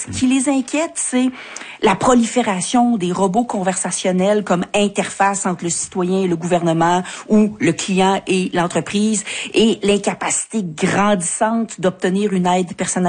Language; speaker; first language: French; native; French